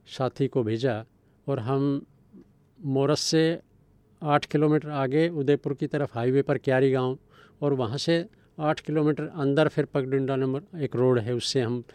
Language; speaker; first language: Hindi; native; Hindi